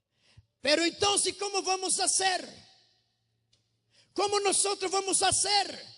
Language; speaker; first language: Spanish; non-native, fluent; Portuguese